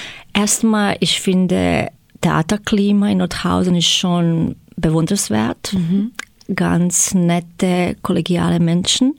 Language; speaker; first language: German; non-native, fluent; Croatian